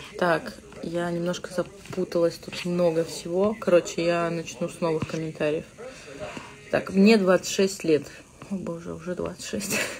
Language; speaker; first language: Russian; early bilingual, other home language; Georgian